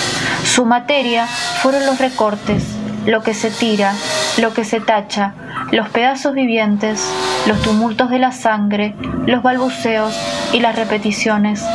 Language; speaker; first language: Spanish; native; Spanish